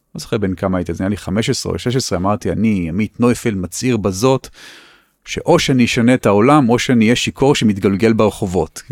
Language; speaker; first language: Hebrew; native; Hebrew